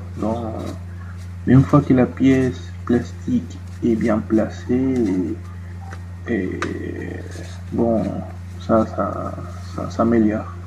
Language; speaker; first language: French; non-native, fluent; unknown